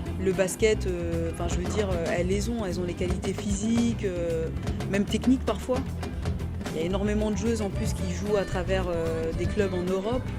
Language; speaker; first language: French; early bilingual, other home language; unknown